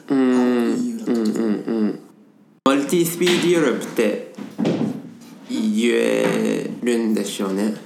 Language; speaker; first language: Japanese; non-native, fluent; English